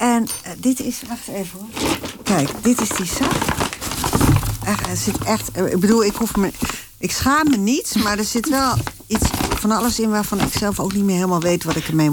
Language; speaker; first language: Dutch; native; Dutch